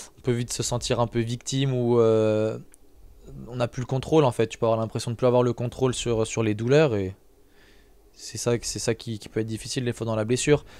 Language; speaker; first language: French; native; French